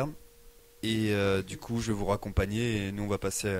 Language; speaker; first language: French; native; French